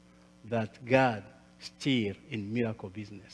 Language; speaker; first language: English; non-native, local second language; Kinyarwanda